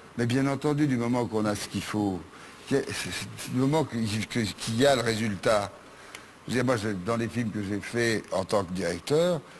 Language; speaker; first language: French; native; French